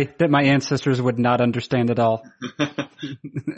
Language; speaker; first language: English; native; English